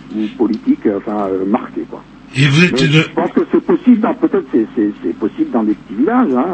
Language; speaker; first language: French; native; French